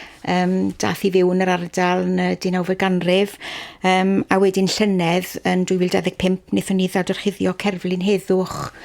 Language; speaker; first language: Welsh; native; Welsh